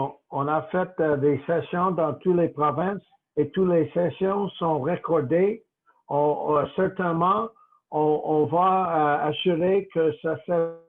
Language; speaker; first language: French; non-native, local second language; English